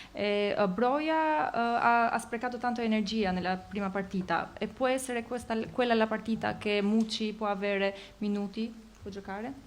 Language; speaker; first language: Italian; non-native, fluent; Albanian